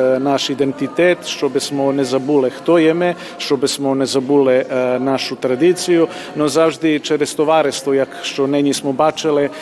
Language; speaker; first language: Ukrainian; early bilingual, heritage; Ukrainian